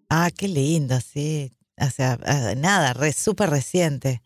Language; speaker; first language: Spanish; native; Spanish